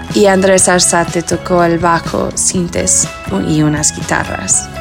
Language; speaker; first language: Spanish; early bilingual, heritage; Spanish